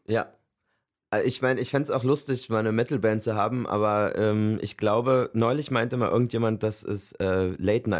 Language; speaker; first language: German; native; German